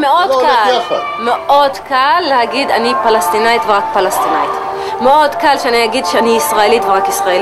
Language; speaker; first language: Hebrew; non-native, local second language; Arabic